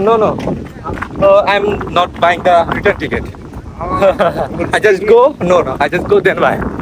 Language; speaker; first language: English; non-native, learner; Bangla